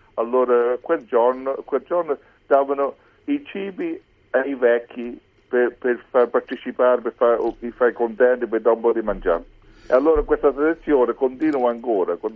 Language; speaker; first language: Italian; early bilingual, heritage; Italian